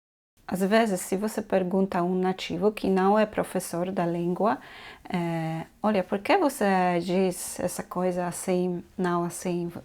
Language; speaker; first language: Portuguese; non-native, learner; Polish